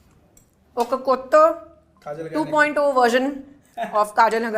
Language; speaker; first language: Telugu; non-native, learner; Hindi